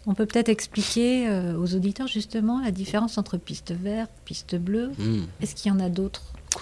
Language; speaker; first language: French; native; French